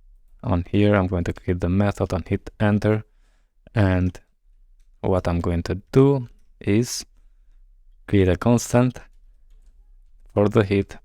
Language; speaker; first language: English; non-native, fluent; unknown